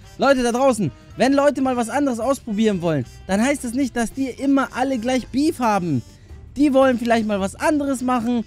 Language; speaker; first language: German; early bilingual, other home language; Albanian